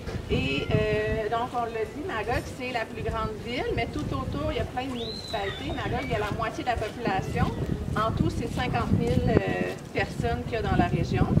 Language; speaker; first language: French; native; French